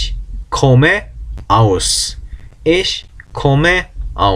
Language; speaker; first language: German; non-native, fluent; Korean